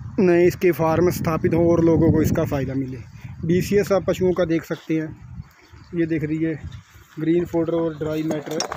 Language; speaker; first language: Hindi; non-native, local second language; Punjabi